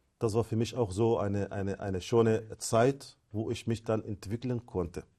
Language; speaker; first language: German; non-native, fluent; Arabic